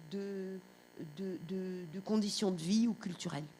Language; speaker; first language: French; native; French